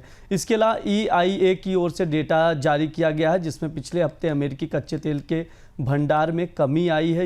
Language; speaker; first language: Hindi; native; Hindi